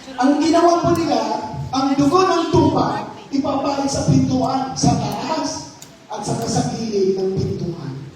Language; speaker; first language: Filipino; non-native, local second language; Hiligaynon